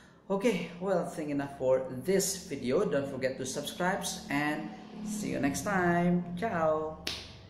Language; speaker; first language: English; non-native, fluent; Indonesian